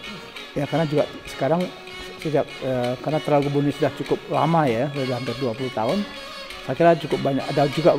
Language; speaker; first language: Indonesian; non-native, local second language; Minangkabau